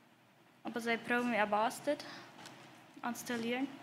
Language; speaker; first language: German; non-native, learner; Plautdietsch